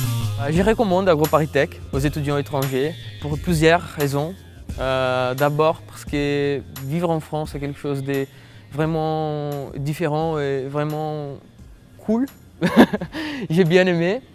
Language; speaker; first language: French; non-native, fluent; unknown